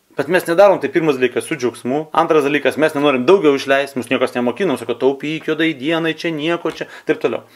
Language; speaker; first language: Lithuanian; non-native, local second language; Russian